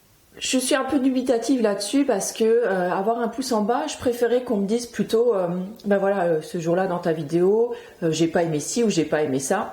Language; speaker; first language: French; native; French